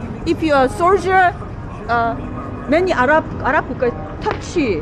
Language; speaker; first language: English; non-native, learner; Korean